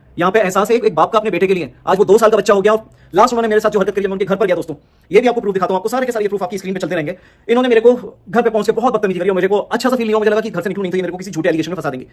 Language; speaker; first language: Hindi; native; Hindi